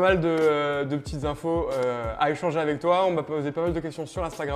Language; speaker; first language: French; native; French